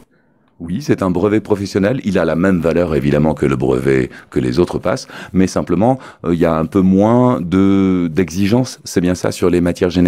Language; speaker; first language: French; native; French